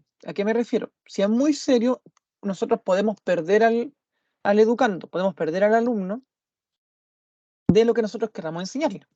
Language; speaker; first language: Spanish; native; Spanish